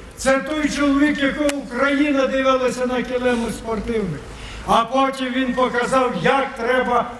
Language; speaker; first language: Ukrainian; native; Ukrainian